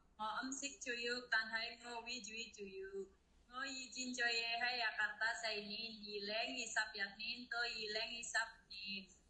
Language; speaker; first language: Cantonese; non-native, learner; Indonesian